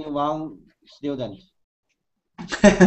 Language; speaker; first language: English; non-native, learner; Chinese